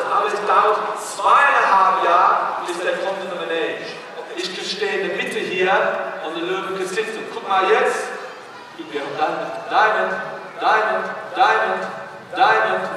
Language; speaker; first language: German; non-native, learner; English